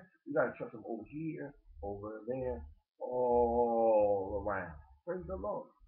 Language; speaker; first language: English; native; English